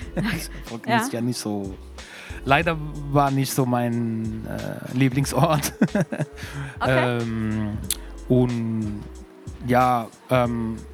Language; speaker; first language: German; non-native, fluent; Spanish